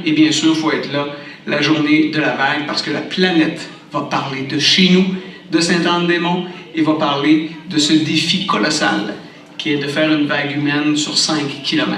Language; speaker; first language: French; native; French